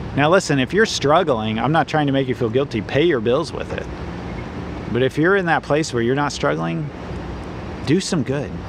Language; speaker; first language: English; native; English